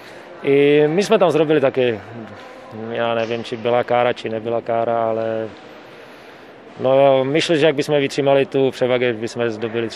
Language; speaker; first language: Polish; non-native, learner; Czech